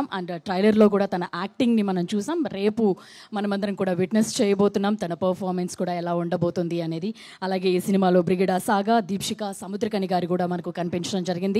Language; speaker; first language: Telugu; native; Telugu